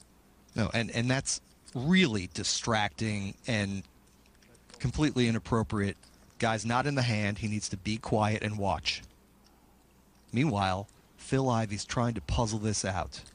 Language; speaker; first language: English; native; English